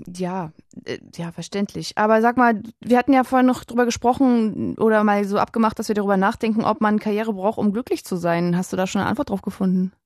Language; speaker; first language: German; native; German